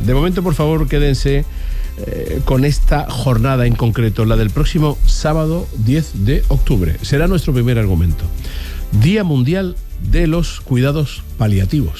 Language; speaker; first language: Spanish; native; Spanish